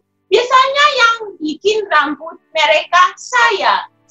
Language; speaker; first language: Indonesian; non-native, fluent; Shona